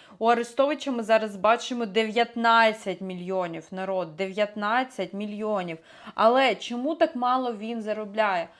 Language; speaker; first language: Ukrainian; non-native, local second language; Russian